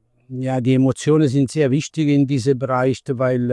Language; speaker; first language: German; non-native, fluent; Italian